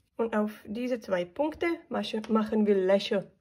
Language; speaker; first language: German; non-native, learner; Czech